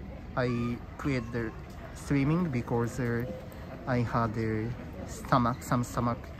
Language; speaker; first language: English; non-native, learner; Japanese